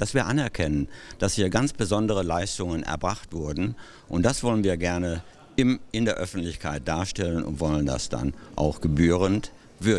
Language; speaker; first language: German; native; German